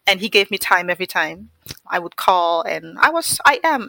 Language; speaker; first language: English; non-native, fluent; Dutch